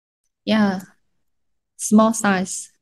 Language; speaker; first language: English; non-native, learner; Chinese